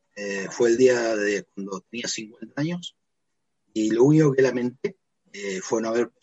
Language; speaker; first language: Spanish; native; Spanish